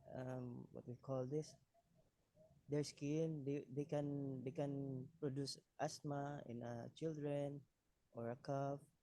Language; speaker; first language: English; non-native, learner; Cebuano